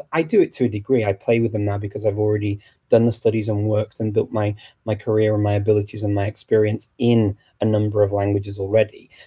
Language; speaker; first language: English; native; English